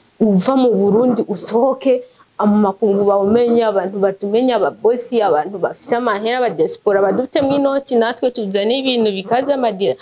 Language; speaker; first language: Rundi; non-native, local second language; Swahili